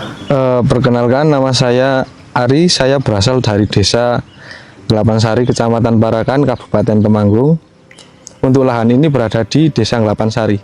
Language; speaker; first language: Indonesian; non-native, local second language; Javanese